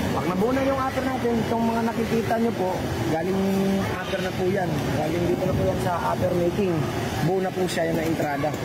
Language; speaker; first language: Filipino; native; Filipino